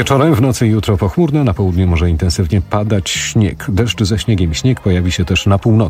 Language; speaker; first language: Polish; native; Polish